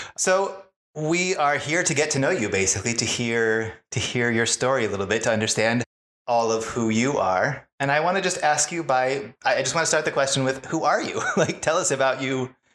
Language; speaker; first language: English; native; English